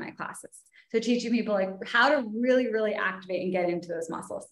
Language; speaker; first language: English; native; English